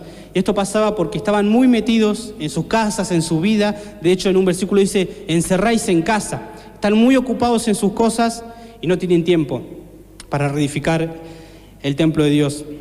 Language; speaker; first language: Spanish; native; Spanish